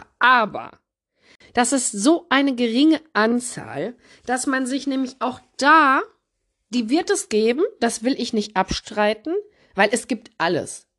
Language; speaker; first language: German; early bilingual, other home language; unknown